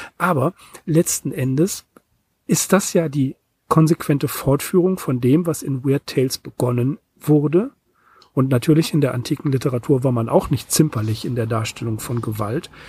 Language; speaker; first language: German; native; German